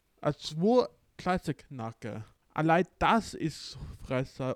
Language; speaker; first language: German; non-native, learner; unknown